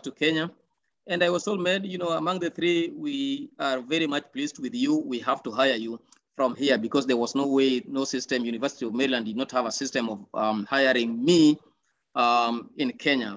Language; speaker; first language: English; non-native, local second language; Luo (Kenya and Tanzania)